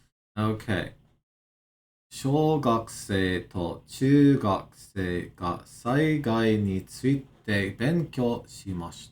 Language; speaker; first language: Japanese; non-native, learner; English